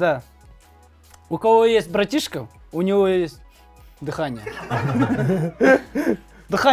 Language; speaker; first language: Russian; non-native, learner; Kazakh